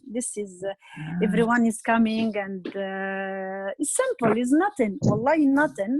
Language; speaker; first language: English; non-native, learner; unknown